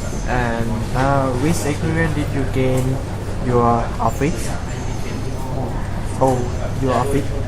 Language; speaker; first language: English; non-native, learner; Thai